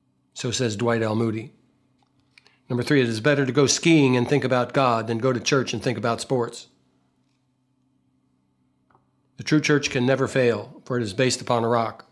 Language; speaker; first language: English; native; English